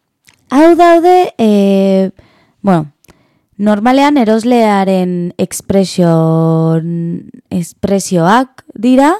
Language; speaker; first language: Basque; non-native, learner; Spanish